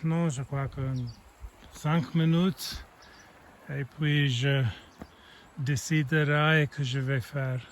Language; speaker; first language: French; non-native, learner; English